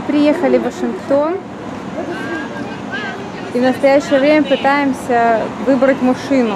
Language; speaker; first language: Russian; native; Russian